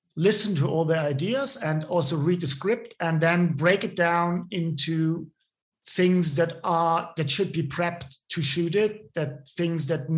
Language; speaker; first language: English; non-native, fluent; German